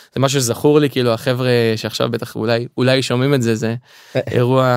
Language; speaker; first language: Hebrew; native; Hebrew